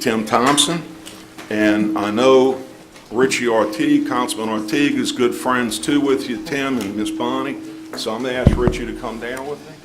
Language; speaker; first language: English; native; English